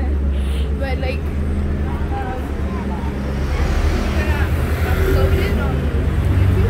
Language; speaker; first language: English; non-native, learner; Italian